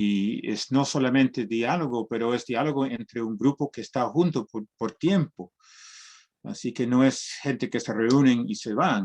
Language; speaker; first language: Spanish; early bilingual, heritage; Spanish